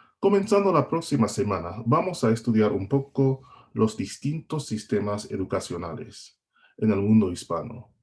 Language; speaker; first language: Spanish; non-native, fluent; English